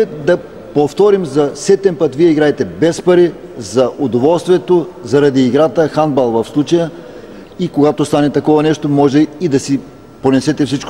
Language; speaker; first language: Bulgarian; native; Bulgarian